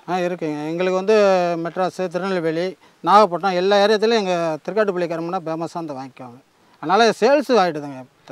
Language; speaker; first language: Tamil; native; Tamil